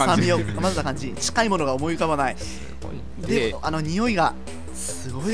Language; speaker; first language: Japanese; native; Japanese